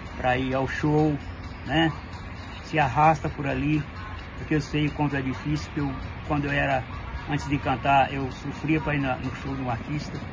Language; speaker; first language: Portuguese; native; Portuguese